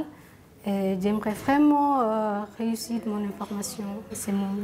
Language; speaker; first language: French; non-native, fluent; Somali